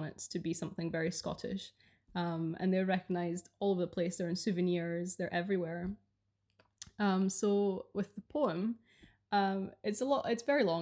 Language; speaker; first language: English; early bilingual, other home language; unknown